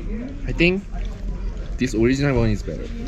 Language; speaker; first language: English; non-native, learner; Korean